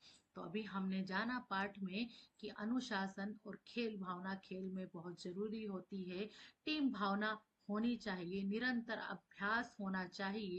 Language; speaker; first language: Hindi; native; Hindi